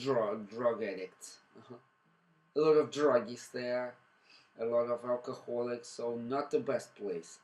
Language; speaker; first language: English; non-native, fluent; Russian